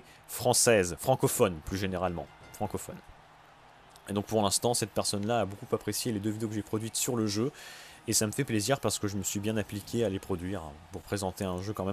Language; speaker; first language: French; native; French